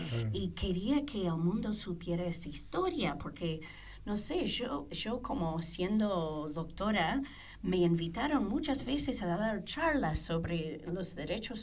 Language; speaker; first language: Spanish; non-native, fluent; English